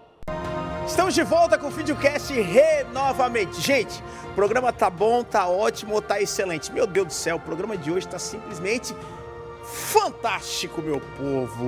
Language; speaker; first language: Portuguese; native; Portuguese